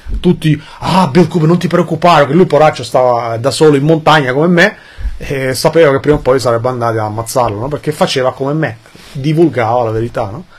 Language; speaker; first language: Italian; early bilingual, other home language; Albanian